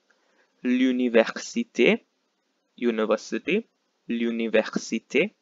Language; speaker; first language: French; non-native, fluent; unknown